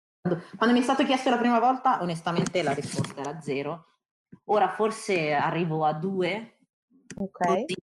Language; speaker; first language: Italian; early bilingual, other home language; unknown